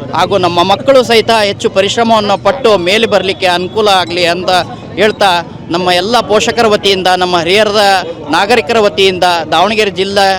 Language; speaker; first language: Kannada; native; Kannada